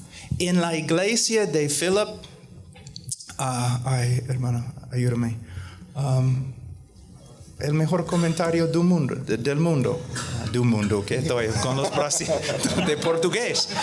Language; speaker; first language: Spanish; non-native, fluent; English